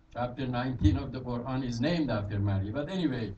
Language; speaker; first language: English; non-native, fluent; Persian